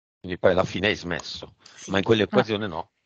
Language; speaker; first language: Italian; native; Italian